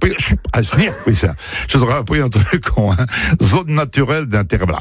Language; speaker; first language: French; native; French